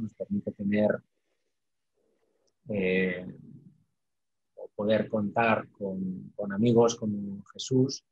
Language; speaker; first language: Spanish; native; Spanish